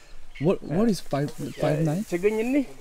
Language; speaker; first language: English; non-native, learner; Korean